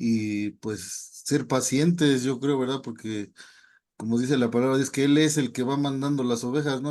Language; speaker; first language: Spanish; native; Spanish